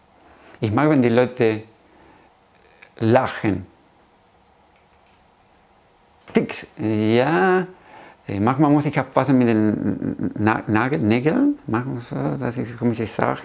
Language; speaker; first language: German; non-native, fluent; Spanish